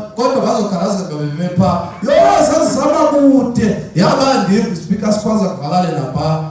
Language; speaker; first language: Zulu; non-native, local second language; Xhosa